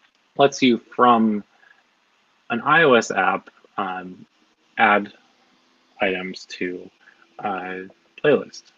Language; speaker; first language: English; native; English